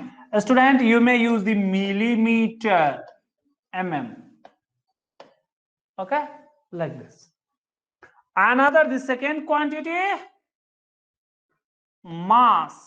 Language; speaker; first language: English; non-native, local second language; Hindi